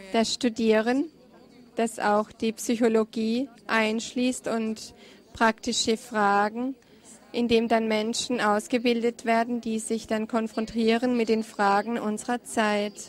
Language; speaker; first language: German; non-native, fluent; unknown